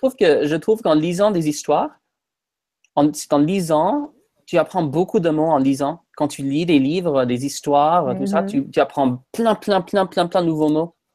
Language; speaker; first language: French; non-native, fluent; English